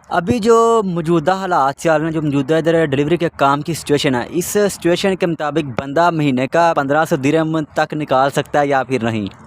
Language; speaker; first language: Urdu; non-native, local second language; Punjabi